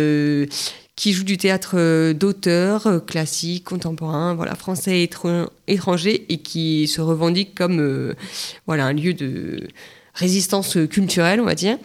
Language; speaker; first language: French; native; French